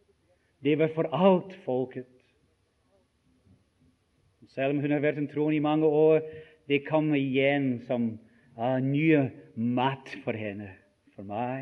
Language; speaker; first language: Norwegian; non-native, fluent; English